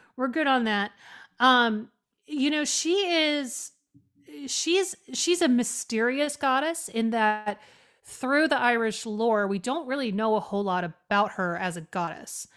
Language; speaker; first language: English; native; English